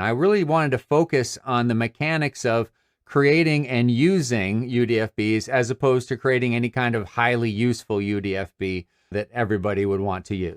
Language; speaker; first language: English; native; English